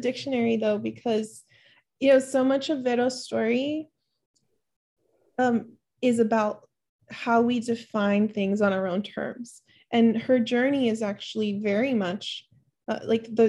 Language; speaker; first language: English; early bilingual, other home language; Spanish